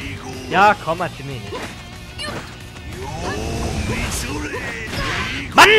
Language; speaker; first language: German; native; German